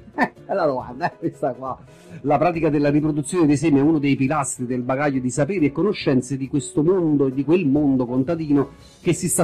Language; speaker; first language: Italian; native; Italian